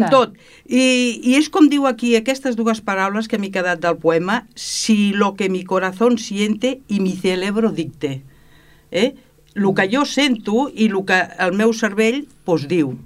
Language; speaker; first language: Catalan; native; Catalan